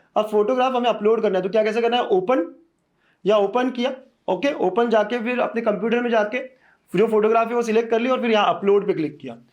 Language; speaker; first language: Hindi; native; Hindi